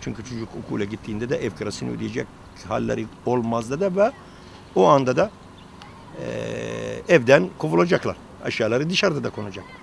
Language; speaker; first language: Turkish; non-native, fluent; Arabic